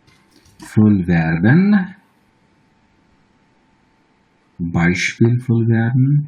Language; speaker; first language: German; non-native, fluent; Bangla